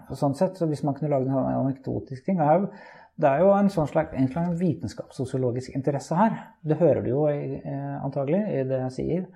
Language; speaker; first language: Norwegian; native; Norwegian